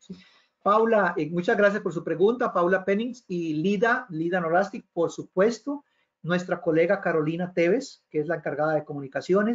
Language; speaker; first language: Spanish; native; Spanish